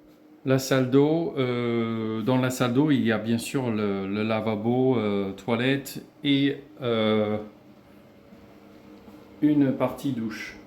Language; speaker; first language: French; non-native, fluent; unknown